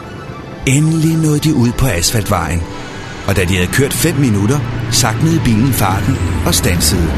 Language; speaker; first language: Danish; native; Danish